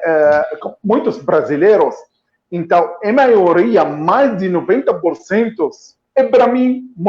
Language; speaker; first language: Portuguese; non-native, fluent; Arabic